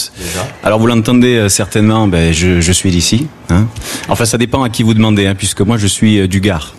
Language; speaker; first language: French; native; French